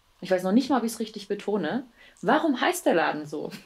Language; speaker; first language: German; native; German